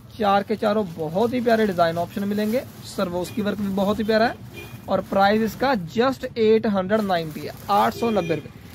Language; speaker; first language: Hindi; non-native, local second language; Punjabi